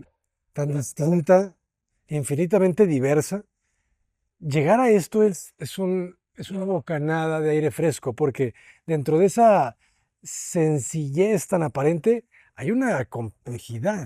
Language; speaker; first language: Spanish; native; Spanish